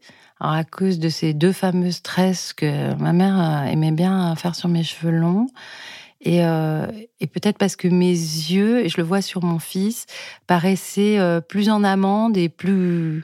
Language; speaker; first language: French; native; French